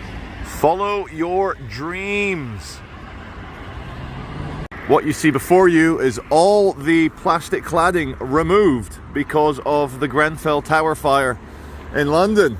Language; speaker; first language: English; native; English